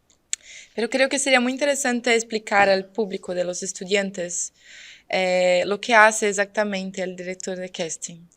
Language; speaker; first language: Spanish; non-native, fluent; Portuguese